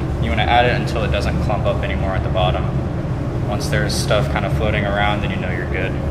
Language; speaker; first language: English; native; English